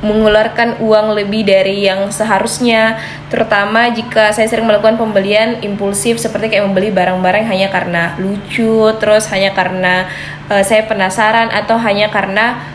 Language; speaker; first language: Indonesian; native; Indonesian